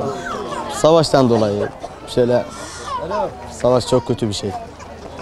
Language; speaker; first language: Turkish; non-native, learner; Arabic